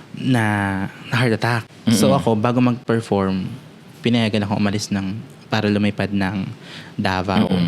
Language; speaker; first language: Filipino; native; Filipino